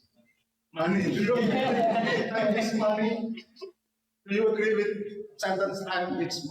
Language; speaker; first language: English; non-native, learner; Indonesian